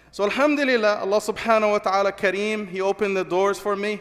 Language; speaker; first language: English; non-native, fluent; Arabic